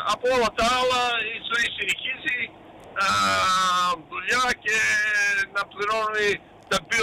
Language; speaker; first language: Greek; early bilingual, heritage; Greek